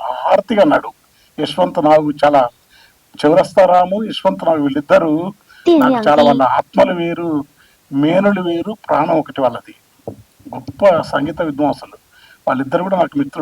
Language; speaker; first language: Telugu; native; Telugu